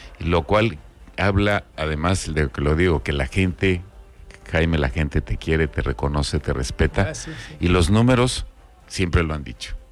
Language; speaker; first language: Spanish; native; Spanish